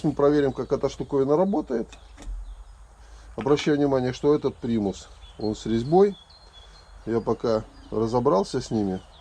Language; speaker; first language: Russian; native; Russian